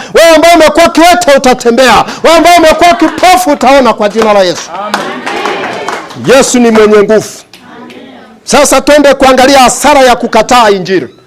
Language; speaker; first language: Swahili; native; Swahili